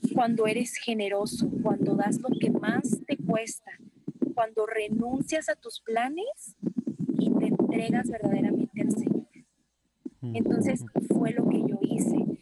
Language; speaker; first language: Spanish; native; Spanish